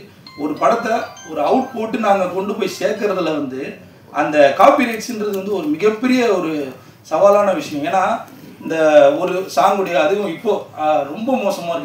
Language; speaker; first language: Tamil; native; Tamil